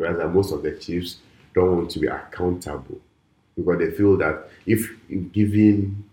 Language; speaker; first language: English; non-native, local second language; Ewe